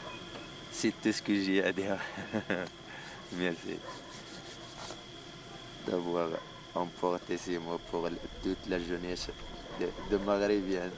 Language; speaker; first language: French; non-native, local second language; Arabic